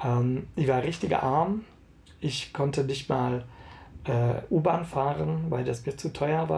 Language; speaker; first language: German; non-native, fluent; Hungarian